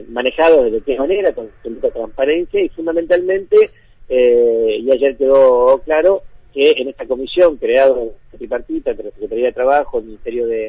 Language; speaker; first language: Spanish; native; Spanish